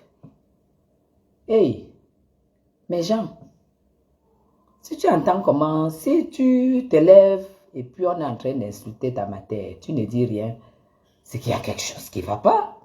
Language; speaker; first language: French; native; French